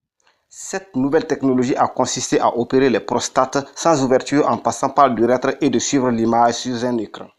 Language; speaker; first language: French; native; French